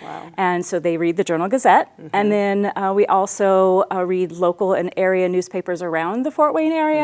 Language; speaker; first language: English; native; English